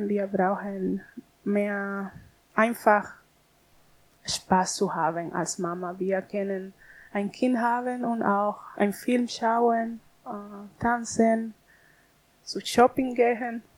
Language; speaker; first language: German; non-native, learner; Spanish